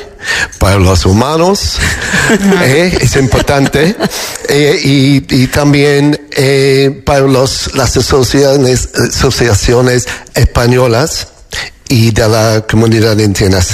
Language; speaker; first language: Spanish; non-native, fluent; English